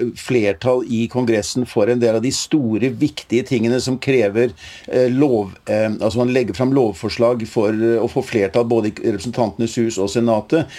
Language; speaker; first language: Norwegian; native; Norwegian